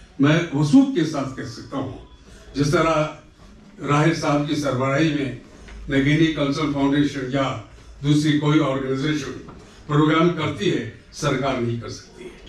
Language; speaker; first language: Urdu; non-native, local second language; Kashmiri